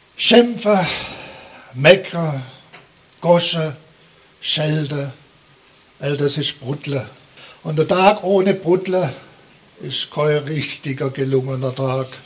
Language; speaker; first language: German; native; German